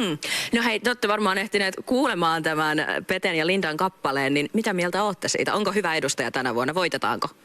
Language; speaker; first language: Finnish; native; Finnish